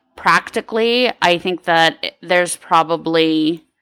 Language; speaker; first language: English; early bilingual, other home language; Ukrainian